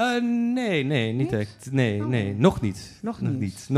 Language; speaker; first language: Dutch; non-native, fluent; Polish